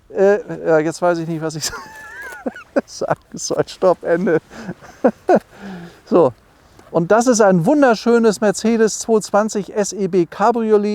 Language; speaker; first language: German; native; German